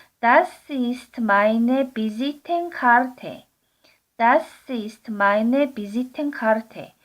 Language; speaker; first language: German; non-native, learner; Korean